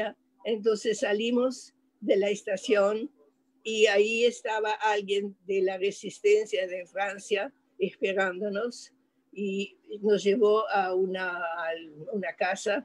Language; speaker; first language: Spanish; non-native, fluent; French